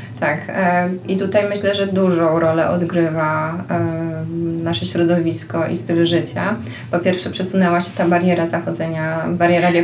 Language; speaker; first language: Polish; native; Polish